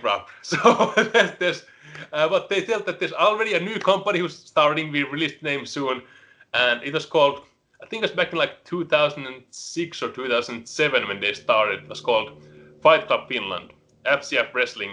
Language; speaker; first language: English; non-native, fluent; Finnish